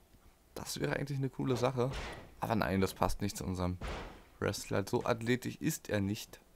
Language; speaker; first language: German; native; German